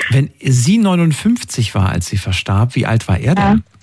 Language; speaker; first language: German; native; German